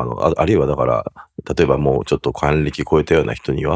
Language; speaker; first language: Japanese; native; Japanese